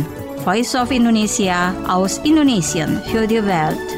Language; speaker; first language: German; non-native, fluent; Indonesian